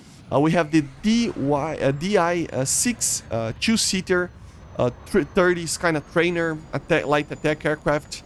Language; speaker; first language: English; non-native, fluent; Portuguese